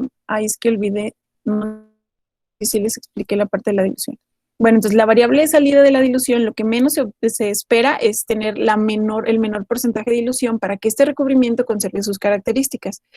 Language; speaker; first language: Spanish; native; Spanish